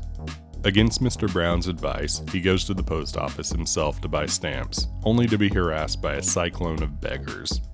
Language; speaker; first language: English; native; English